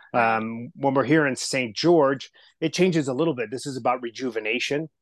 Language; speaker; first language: English; early bilingual, other home language; Spanish